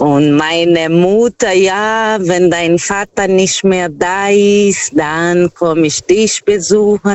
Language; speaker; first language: German; non-native, fluent; Portuguese